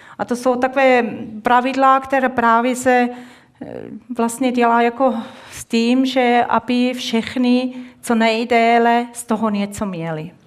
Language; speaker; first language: Czech; non-native, fluent; Swiss German